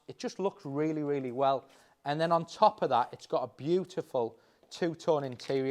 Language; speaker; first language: English; native; English